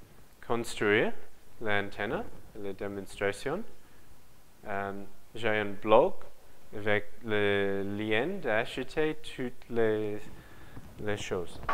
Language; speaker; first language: French; non-native, learner; English